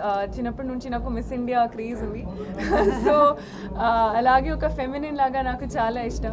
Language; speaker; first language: Telugu; non-native, learner; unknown